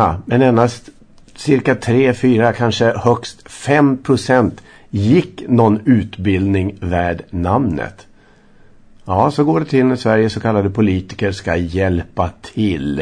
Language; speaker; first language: Swedish; native; Swedish